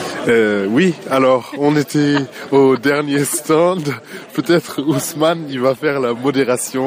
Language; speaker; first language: French; non-native, fluent; German